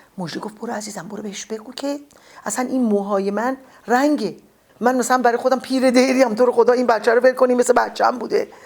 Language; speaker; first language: Persian; native; Persian